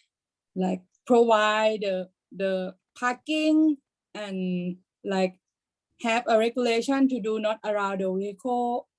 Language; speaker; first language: English; non-native, learner; Thai